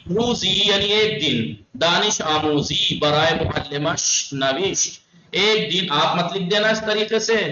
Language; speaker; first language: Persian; non-native, fluent; Urdu